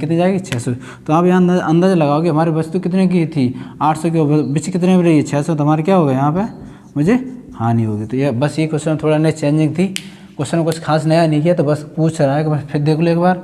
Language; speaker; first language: Hindi; native; Hindi